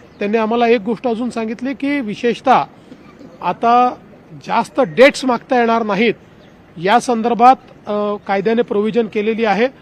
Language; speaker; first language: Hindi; non-native, local second language; Marathi